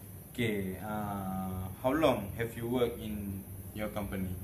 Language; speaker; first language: English; non-native, local second language; Malay